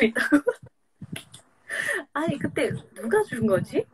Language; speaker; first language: Korean; non-native, fluent; English